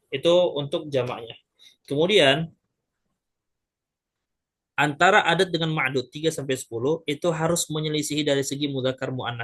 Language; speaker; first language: Indonesian; native; Indonesian